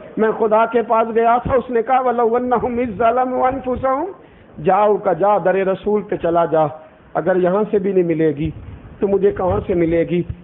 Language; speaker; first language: Urdu; non-native, local second language; Punjabi